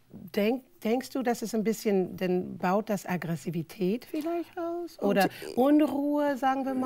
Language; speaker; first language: German; non-native, fluent; English